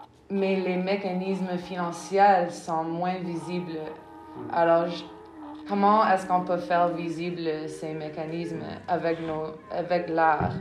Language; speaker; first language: French; non-native, fluent; English